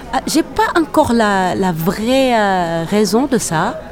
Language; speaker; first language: French; non-native, local second language; Serer